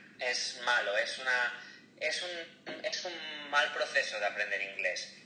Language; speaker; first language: Spanish; native; Spanish